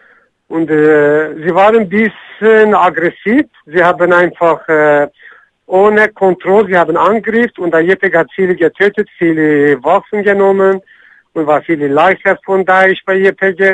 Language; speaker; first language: German; non-native, learner; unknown